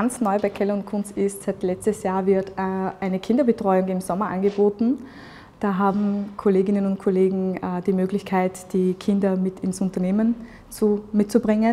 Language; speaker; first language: German; native; German